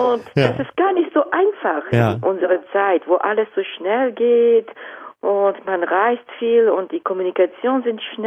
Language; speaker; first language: German; non-native, fluent; Japanese